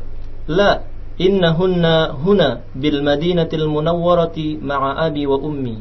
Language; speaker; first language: Arabic; non-native, learner; Indonesian